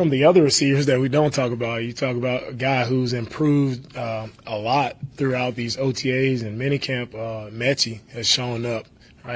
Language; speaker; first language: English; native; English